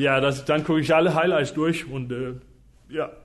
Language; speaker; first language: German; non-native, fluent; Danish